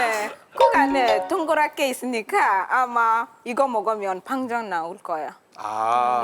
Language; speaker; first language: Korean; non-native, learner; Japanese